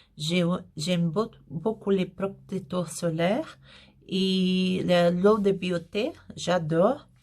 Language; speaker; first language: French; non-native, learner; Portuguese